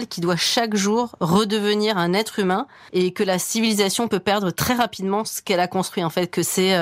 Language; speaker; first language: French; native; French